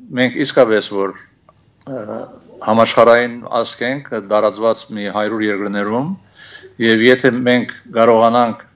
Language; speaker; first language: Armenian; early bilingual, heritage; Armenian